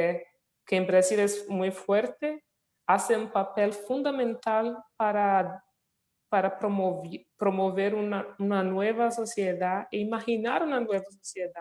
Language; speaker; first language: Spanish; non-native, fluent; Portuguese